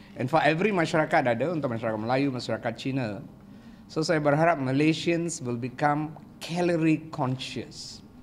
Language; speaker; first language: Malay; non-native, local second language; Tamil